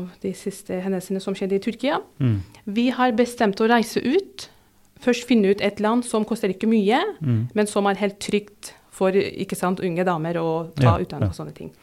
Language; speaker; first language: Norwegian; non-native, fluent; Turkish